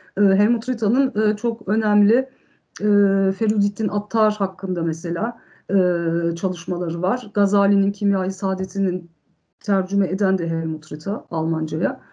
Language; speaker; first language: Turkish; early bilingual, heritage; Turkish